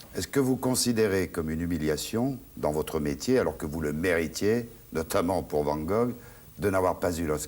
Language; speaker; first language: French; native; French